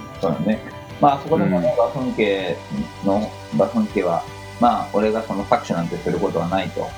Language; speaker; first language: Japanese; native; Japanese